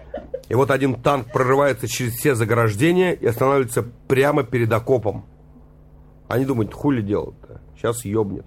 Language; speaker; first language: Russian; native; Russian